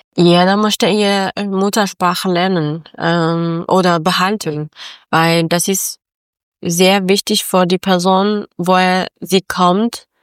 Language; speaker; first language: German; non-native, learner; Persian